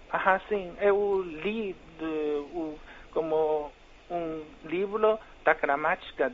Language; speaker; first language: Portuguese; non-native, fluent; Chinese